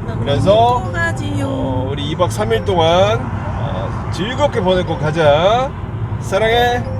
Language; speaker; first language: Korean; native; Korean